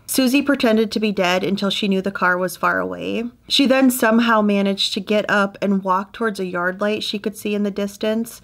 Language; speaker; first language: English; native; English